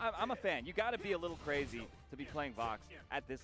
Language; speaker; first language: English; native; English